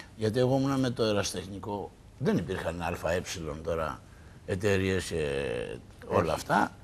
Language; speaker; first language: Greek; native; Greek